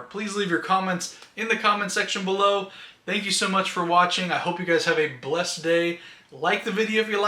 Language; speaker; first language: English; native; English